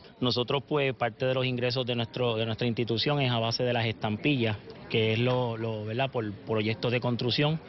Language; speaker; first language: Spanish; native; Spanish